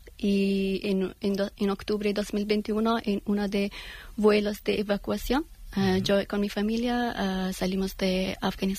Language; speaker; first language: Spanish; non-native, learner; Persian